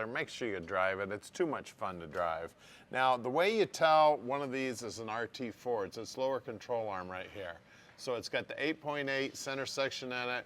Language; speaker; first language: English; native; English